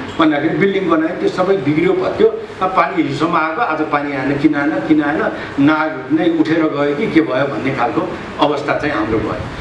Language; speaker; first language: Nepali; non-native, local second language; Newari